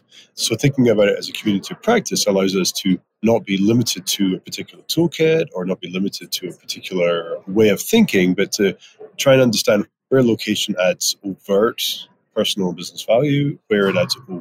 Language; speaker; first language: English; native; English